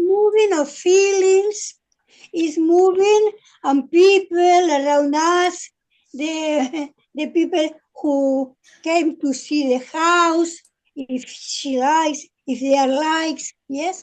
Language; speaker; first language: English; non-native, learner; Spanish